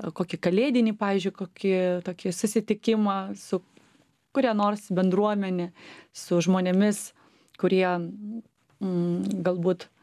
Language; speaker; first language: Lithuanian; non-native, local second language; Polish